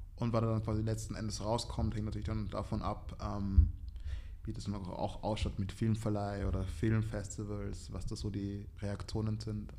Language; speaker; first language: German; early bilingual, other home language; Swahili